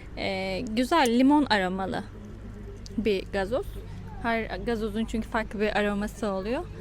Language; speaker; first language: Turkish; native; Turkish